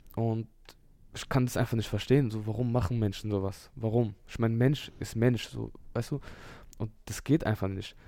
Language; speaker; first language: German; early bilingual, other home language; Urdu